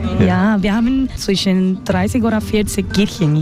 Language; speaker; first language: German; non-native, fluent; Spanish